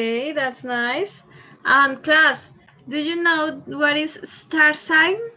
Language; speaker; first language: English; non-native, fluent; Spanish